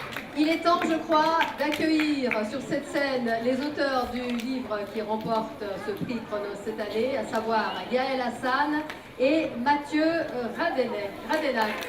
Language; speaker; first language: French; native; French